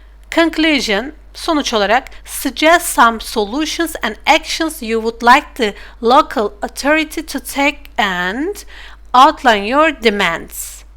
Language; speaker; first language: English; non-native, fluent; Turkish